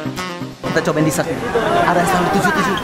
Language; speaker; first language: Indonesian; native; Indonesian